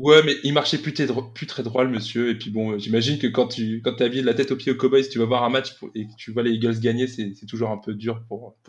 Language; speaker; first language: French; native; French